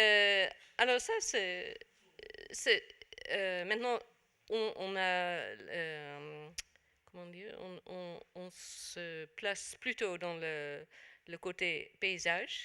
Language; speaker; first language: French; non-native, fluent; Dutch